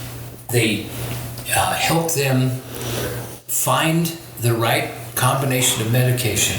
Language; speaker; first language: English; native; English